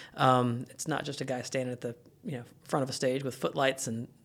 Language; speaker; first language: English; native; English